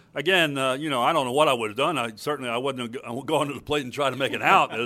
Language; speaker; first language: English; native; English